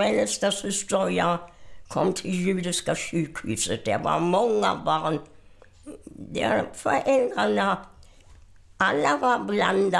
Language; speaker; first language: Swedish; non-native, fluent; German